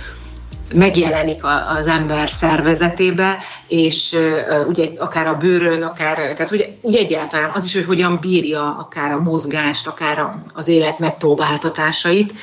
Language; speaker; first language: Hungarian; native; Hungarian